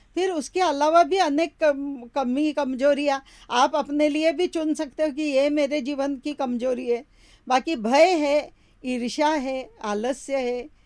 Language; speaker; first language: Hindi; non-native, local second language; Marathi